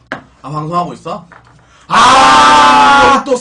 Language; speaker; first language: Korean; native; Korean